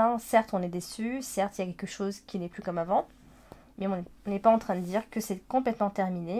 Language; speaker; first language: French; native; French